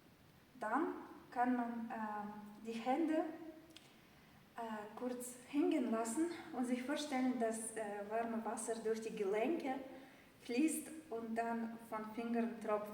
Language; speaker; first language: German; non-native, fluent; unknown